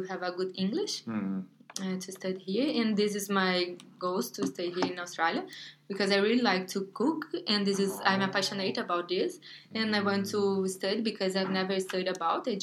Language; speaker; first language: English; non-native, learner; Portuguese